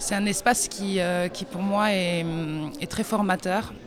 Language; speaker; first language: French; native; French